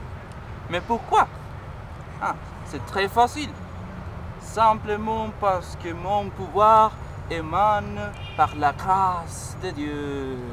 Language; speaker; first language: French; non-native, learner; Spanish